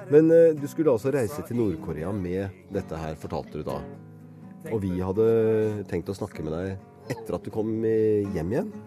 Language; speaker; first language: Norwegian; native; Norwegian